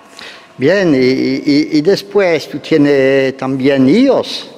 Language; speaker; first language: Spanish; non-native, learner; French